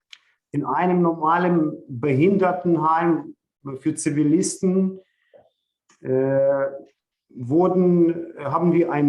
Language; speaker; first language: German; non-native, fluent; Ukrainian